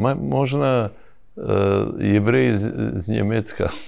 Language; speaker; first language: Russian; non-native, learner; Serbian